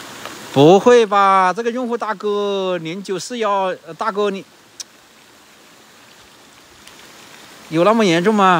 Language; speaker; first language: Chinese; native; Chinese